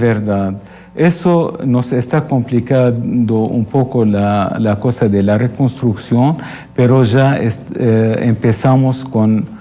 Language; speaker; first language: Spanish; non-native, fluent; Arabic